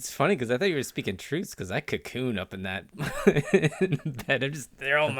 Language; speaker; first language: English; native; English